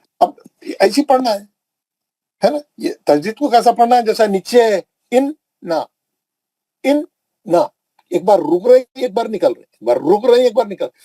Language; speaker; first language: Urdu; native; Urdu